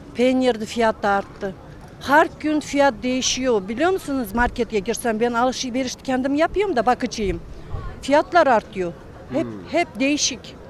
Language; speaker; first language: Turkish; non-native, learner; Uzbek